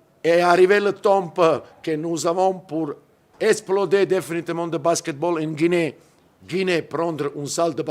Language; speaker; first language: French; non-native, fluent; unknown